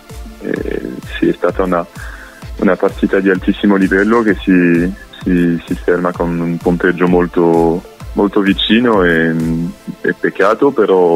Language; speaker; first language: Italian; non-native, fluent; French